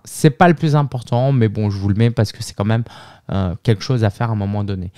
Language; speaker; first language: French; native; French